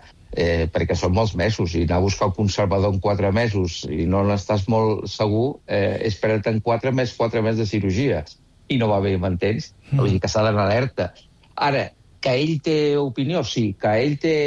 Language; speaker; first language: Catalan; native; Catalan